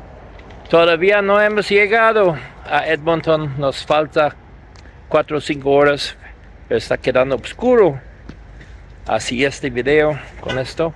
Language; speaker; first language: Spanish; non-native, fluent; English